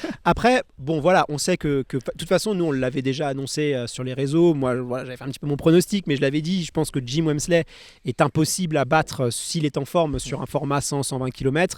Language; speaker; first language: French; native; French